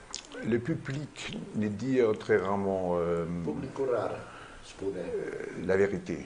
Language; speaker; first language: French; non-native, learner; German